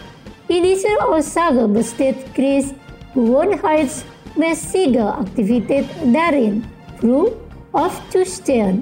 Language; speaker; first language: German; non-native, fluent; Indonesian